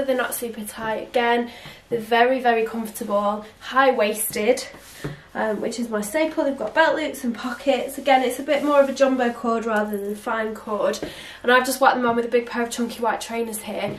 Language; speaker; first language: English; native; English